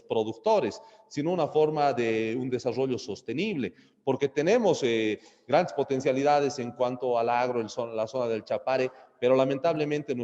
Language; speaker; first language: Spanish; native; Spanish